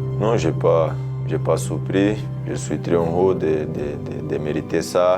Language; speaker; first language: French; non-native, fluent; Portuguese